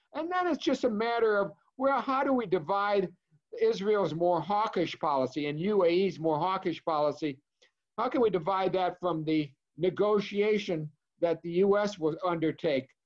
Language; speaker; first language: English; native; English